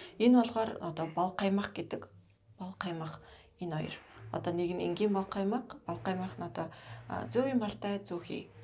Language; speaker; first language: Mongolian; non-native, local second language; Kazakh